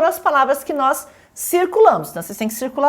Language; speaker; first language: Portuguese; native; Portuguese